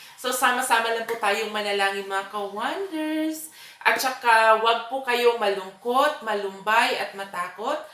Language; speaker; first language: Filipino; non-native, local second language; Cebuano